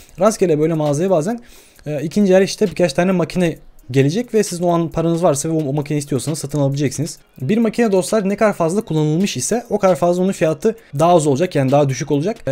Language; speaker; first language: Turkish; early bilingual, heritage; Turkish